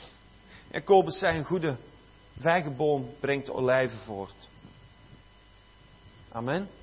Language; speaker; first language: Dutch; native; Dutch